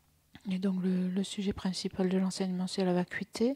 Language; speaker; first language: French; native; French